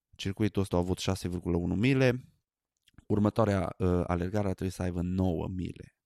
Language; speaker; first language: Romanian; native; Romanian